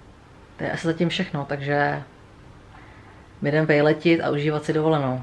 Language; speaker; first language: Czech; native; Czech